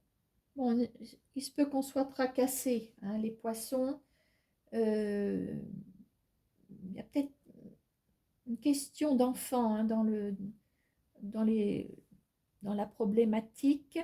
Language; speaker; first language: French; native; French